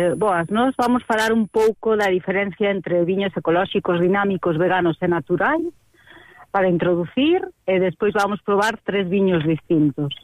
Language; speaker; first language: Galician; native; Galician